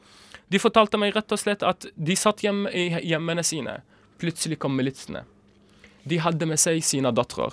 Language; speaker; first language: Norwegian; early bilingual, other home language; Arabic